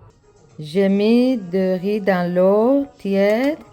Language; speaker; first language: French; non-native, learner; Persian